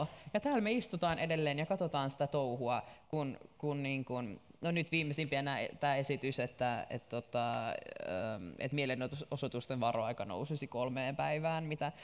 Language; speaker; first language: Finnish; native; Finnish